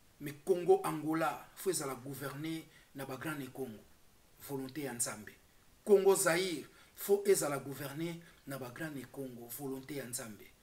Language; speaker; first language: Lingala; non-native, local second language; Kongo